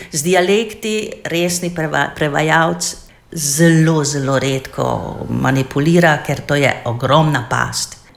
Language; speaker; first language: Slovenian; non-native, fluent; Hungarian